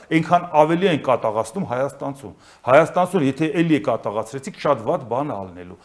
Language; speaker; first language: Armenian; native; Armenian